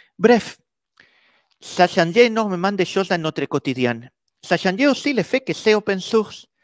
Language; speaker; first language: French; non-native, fluent; Spanish